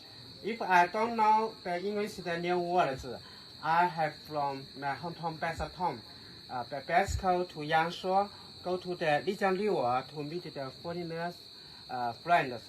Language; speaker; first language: English; non-native, learner; Chinese